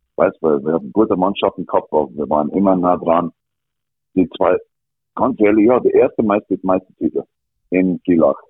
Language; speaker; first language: German; non-native, fluent; English